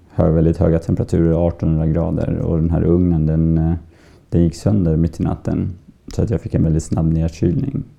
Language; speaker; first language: Swedish; early bilingual, other home language; Persian